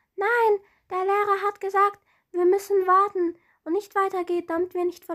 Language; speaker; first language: German; non-native, fluent; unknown